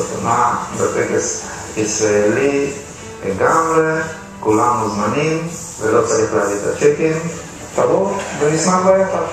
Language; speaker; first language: Hebrew; non-native, fluent; Russian